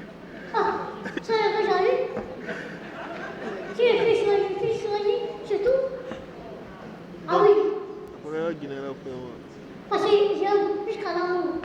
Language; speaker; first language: French; non-native, learner; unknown